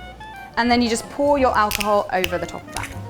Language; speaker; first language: English; native; English